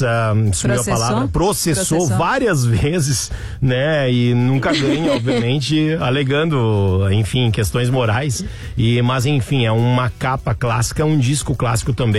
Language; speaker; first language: Portuguese; native; Portuguese